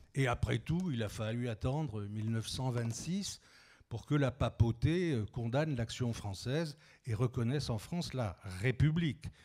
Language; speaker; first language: French; native; French